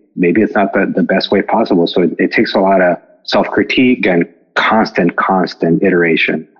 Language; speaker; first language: English; non-native, fluent; Spanish